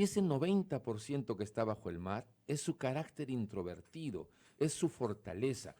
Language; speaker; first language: Spanish; native; Spanish